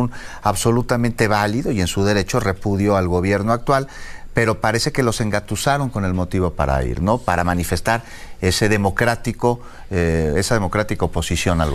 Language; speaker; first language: Spanish; native; Spanish